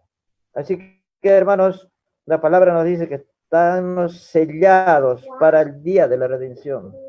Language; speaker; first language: Spanish; native; Spanish